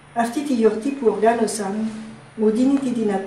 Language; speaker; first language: Greek; non-native, fluent; French